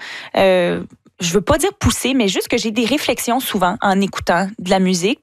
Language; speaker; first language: French; native; French